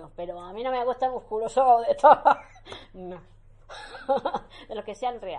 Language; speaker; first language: Spanish; native; Spanish